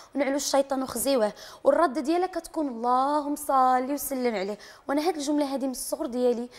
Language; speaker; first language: Arabic; native; Arabic